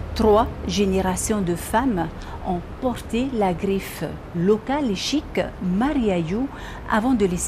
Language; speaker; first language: French; native; French